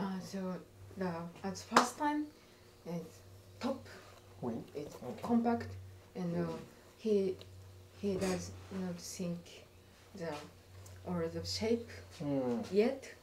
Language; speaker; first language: English; non-native, learner; Japanese